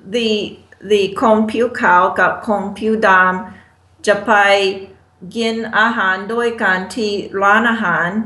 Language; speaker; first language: Thai; non-native, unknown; English